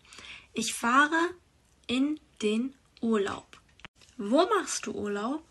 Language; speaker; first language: German; non-native, fluent; Persian